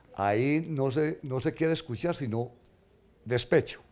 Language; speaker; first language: Spanish; native; Spanish